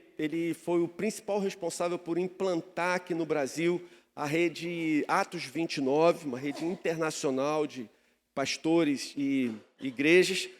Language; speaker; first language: Portuguese; native; Portuguese